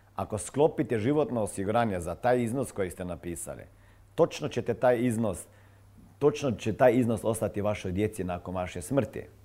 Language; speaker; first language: Croatian; non-native, fluent; Serbian